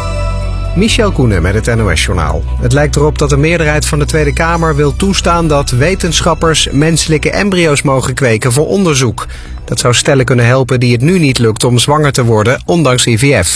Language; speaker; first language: Dutch; native; Dutch